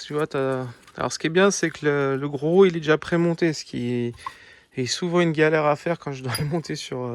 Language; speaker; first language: French; native; French